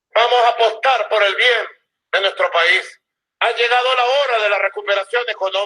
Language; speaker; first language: Spanish; native; Spanish